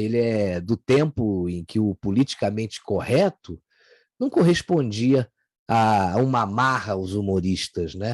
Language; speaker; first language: Portuguese; native; Portuguese